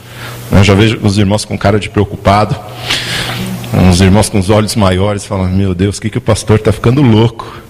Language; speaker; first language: Portuguese; native; Portuguese